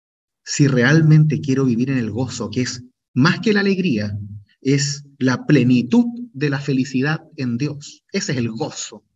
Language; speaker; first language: Spanish; native; Spanish